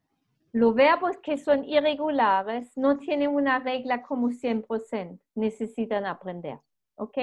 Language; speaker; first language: Spanish; non-native, fluent; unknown